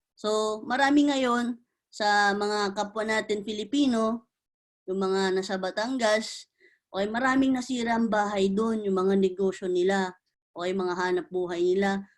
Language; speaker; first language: Filipino; native; Filipino